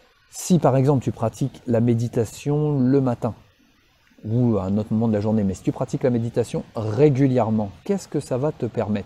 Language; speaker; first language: French; native; French